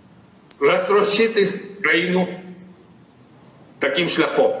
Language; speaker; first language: Ukrainian; non-native, fluent; Georgian